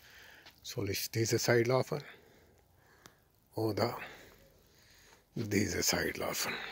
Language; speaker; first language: German; non-native, learner; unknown